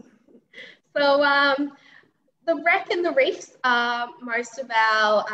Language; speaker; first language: English; native; English